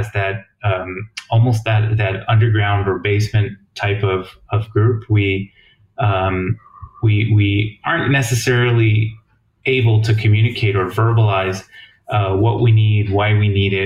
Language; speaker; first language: English; native; English